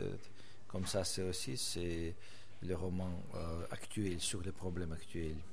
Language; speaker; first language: French; non-native, fluent; Russian